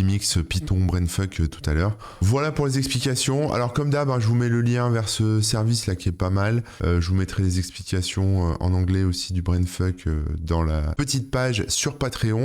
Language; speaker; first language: French; native; French